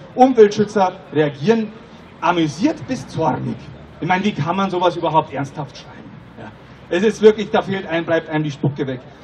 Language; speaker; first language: German; non-native, fluent; Czech